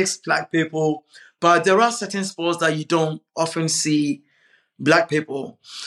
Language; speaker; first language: English; non-native, local second language; Akan